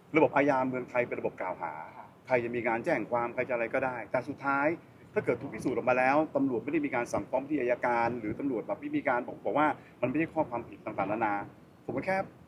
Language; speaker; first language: Thai; native; Thai